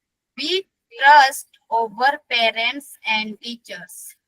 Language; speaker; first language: English; non-native, learner; Hindi